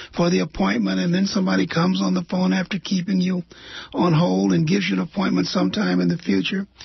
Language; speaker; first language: English; native; English